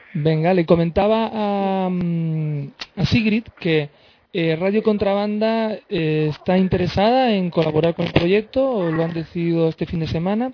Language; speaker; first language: Spanish; native; Spanish